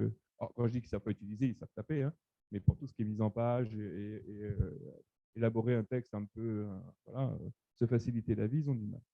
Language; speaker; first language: French; native; French